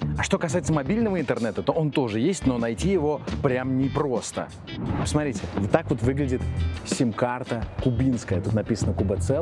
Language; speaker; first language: Russian; native; Russian